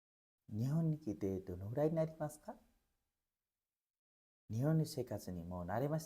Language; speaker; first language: Japanese; non-native, fluent; Nepali